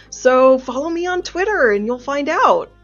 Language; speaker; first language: English; native; English